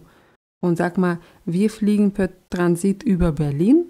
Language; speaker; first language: German; non-native, fluent; Russian